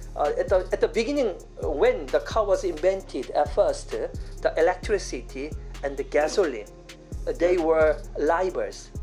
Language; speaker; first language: English; non-native, fluent; Korean